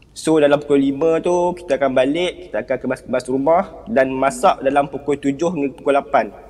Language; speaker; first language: Malay; native; Malay